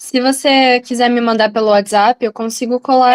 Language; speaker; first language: Portuguese; native; Portuguese